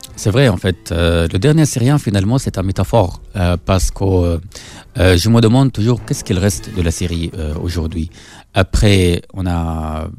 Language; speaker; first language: French; non-native, fluent; Arabic